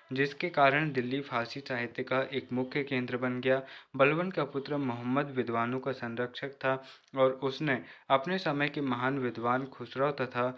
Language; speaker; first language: Hindi; native; Hindi